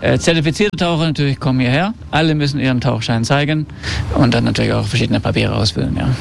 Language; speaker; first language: German; early bilingual, heritage; German